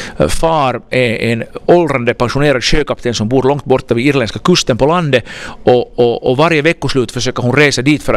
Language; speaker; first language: Swedish; native; Swedish